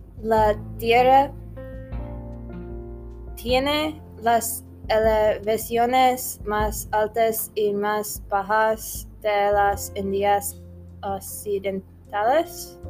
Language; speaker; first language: Spanish; non-native, learner; English